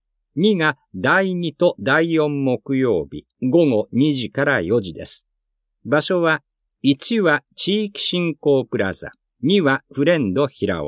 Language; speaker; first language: Japanese; native; Japanese